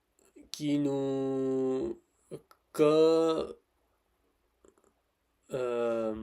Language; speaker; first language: French; non-native, learner; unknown